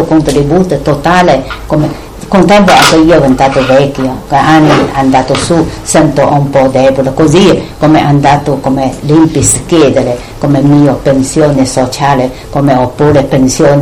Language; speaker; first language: Italian; non-native, learner; Chinese